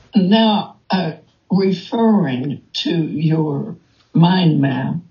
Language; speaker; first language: English; native; English